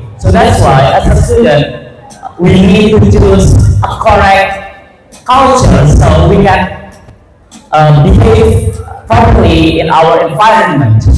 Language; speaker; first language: English; non-native, fluent; Indonesian